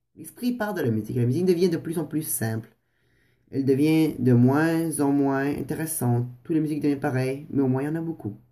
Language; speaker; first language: French; non-native, fluent; Russian